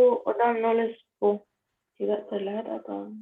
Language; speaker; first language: Indonesian; non-native, learner; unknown